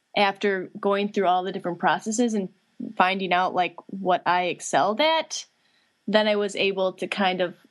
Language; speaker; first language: English; native; English